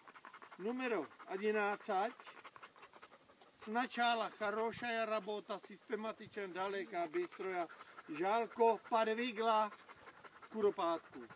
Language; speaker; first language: Russian; non-native, learner; Czech